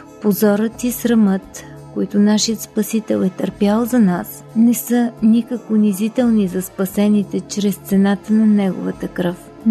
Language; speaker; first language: Bulgarian; native; Bulgarian